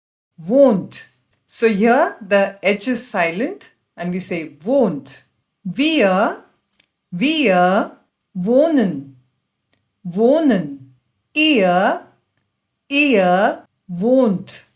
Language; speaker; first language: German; non-native, fluent; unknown